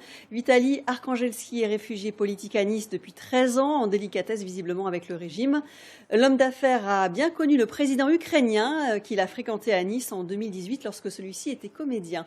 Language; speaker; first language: French; native; French